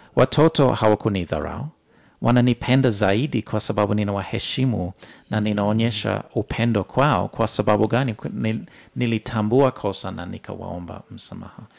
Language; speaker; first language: Swahili; non-native, fluent; English